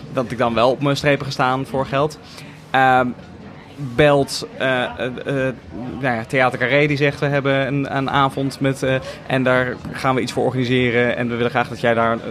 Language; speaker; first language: Dutch; native; Dutch